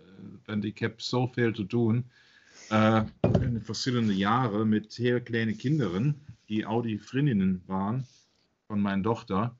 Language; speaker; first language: Dutch; non-native, learner; German